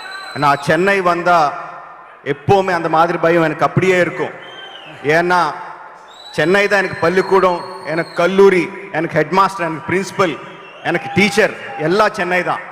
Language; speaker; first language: Tamil; non-native, local second language; Telugu